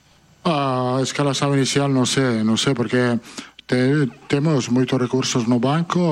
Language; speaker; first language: Portuguese; non-native, fluent; Italian